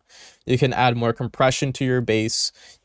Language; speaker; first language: English; native; English